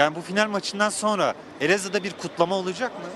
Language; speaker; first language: Turkish; native; Turkish